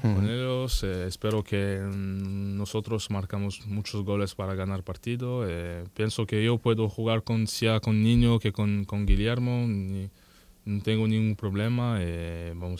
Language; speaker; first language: Spanish; non-native, learner; French